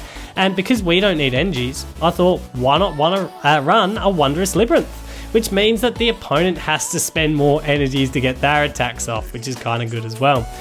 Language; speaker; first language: English; native; English